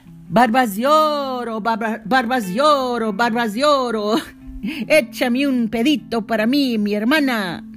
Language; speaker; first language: Spanish; early bilingual, heritage; Spanish